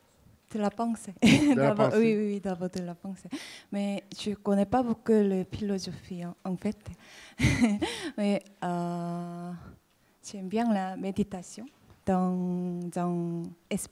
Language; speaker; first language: French; non-native, fluent; Korean